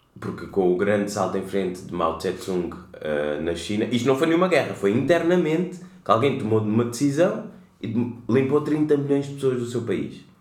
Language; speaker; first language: Portuguese; native; Portuguese